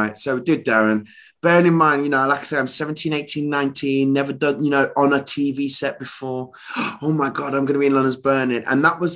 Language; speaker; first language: English; native; English